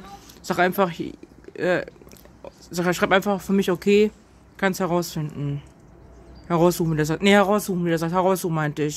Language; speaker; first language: German; native; German